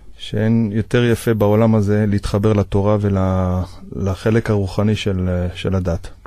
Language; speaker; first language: Hebrew; native; Hebrew